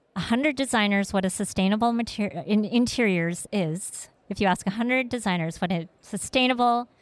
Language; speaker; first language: English; early bilingual, other home language; Vietnamese